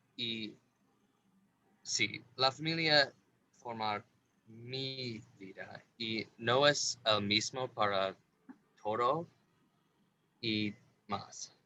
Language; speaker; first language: Spanish; non-native, learner; English